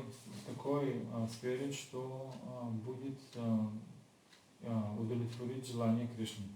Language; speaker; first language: Russian; non-native, learner; Bulgarian